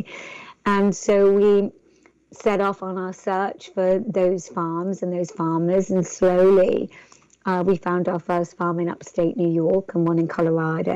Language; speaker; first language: English; native; English